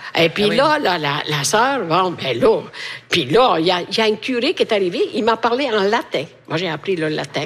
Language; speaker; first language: French; non-native, fluent; Italian